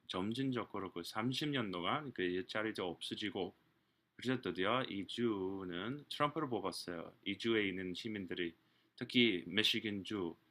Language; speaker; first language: Korean; non-native, fluent; English